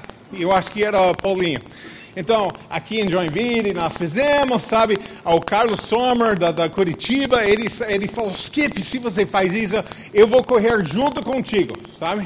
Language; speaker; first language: Portuguese; non-native, fluent; English